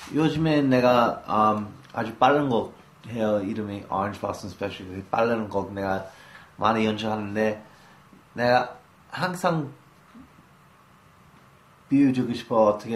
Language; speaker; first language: Korean; early bilingual, heritage; English